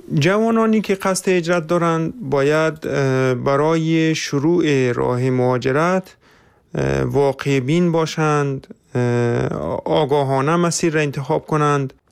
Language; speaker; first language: Persian; native; Persian